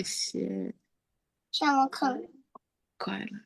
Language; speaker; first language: Chinese; non-native, learner; Indonesian